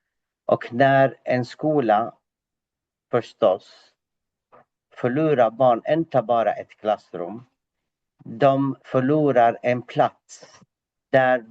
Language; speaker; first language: Swedish; non-native, fluent; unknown